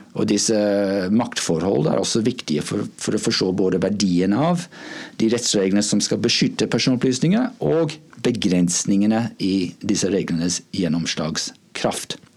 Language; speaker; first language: Norwegian; non-native, fluent; English